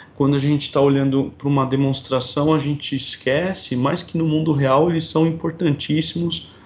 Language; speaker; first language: Portuguese; native; Portuguese